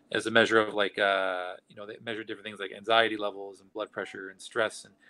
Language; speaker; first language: English; native; English